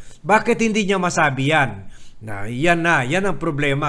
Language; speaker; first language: Filipino; native; Filipino